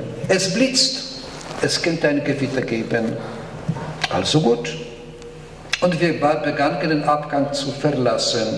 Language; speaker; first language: German; non-native, fluent; Polish